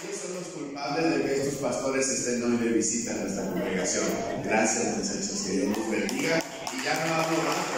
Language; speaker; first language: Spanish; non-native, fluent; Bulgarian